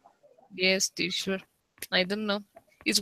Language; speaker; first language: English; non-native, learner; Spanish